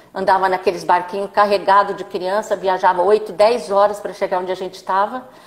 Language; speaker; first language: Portuguese; native; Portuguese